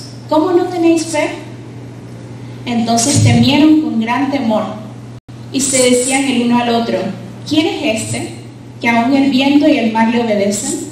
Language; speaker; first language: Spanish; native; Spanish